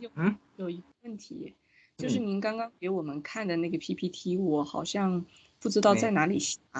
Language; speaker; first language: Chinese; native; Chinese